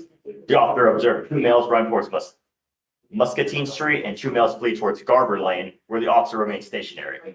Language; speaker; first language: English; native; English